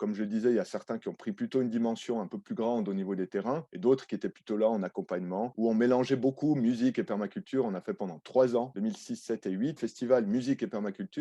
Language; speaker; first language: French; native; French